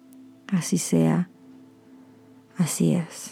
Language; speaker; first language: Spanish; native; Spanish